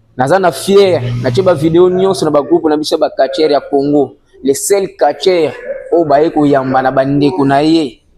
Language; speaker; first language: Lingala; non-native, local second language; Kongo